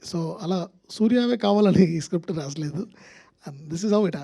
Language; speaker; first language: Telugu; non-native, learner; Tamil